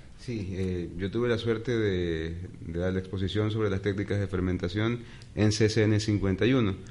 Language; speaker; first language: Spanish; native; Spanish